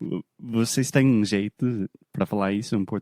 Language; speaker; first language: Portuguese; non-native, fluent; English